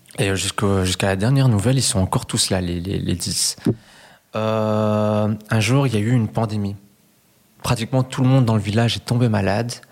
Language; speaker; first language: French; early bilingual, other home language; Spanish